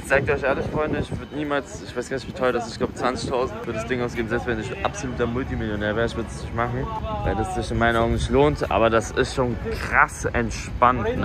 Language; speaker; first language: German; native; German